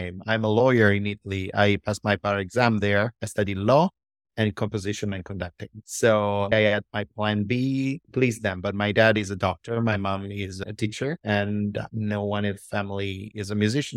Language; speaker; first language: English; non-native, fluent; Italian